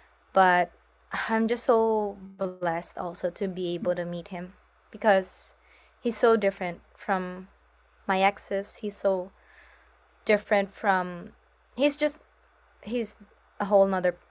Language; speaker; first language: English; non-native, local second language; Filipino